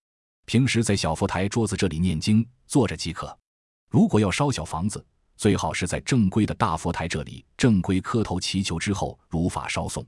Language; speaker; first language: Chinese; native; Chinese